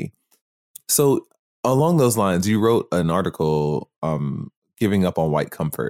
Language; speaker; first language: English; native; English